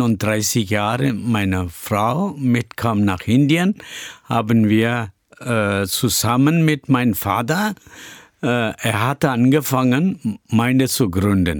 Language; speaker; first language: German; non-native, learner; Tamil